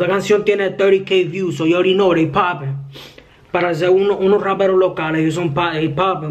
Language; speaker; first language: Spanish; early bilingual, heritage; Spanish